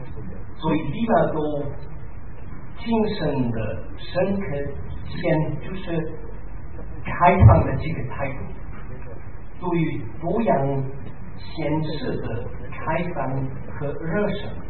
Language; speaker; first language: Chinese; non-native, fluent; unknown